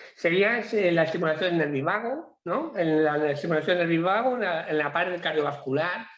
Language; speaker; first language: Spanish; native; Spanish